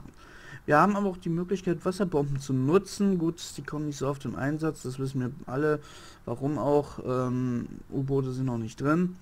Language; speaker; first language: German; native; German